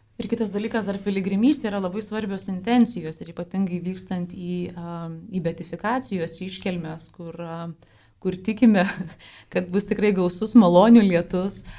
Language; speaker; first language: Lithuanian; native; Lithuanian